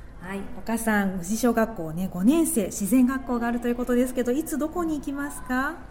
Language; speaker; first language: Japanese; native; Japanese